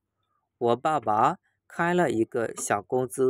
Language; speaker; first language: Chinese; non-native, fluent; Burmese